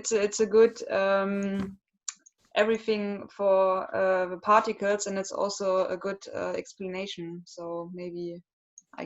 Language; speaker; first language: English; non-native, fluent; German